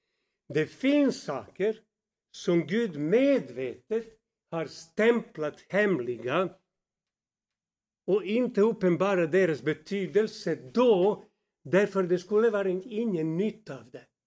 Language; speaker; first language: Swedish; non-native, fluent; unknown